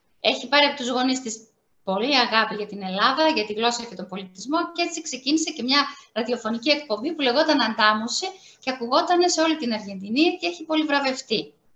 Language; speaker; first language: Greek; native; Greek